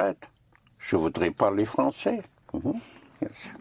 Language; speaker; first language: French; non-native, fluent; English